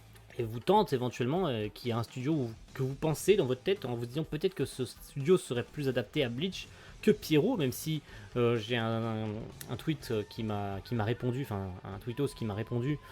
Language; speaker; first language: French; native; French